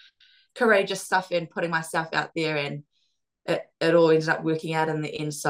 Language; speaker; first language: English; native; English